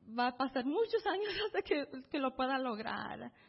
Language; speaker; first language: Spanish; early bilingual, heritage; Spanish